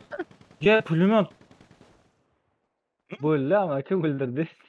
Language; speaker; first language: Turkish; non-native, learner; Uzbek